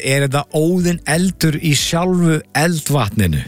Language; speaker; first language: Icelandic; native; Icelandic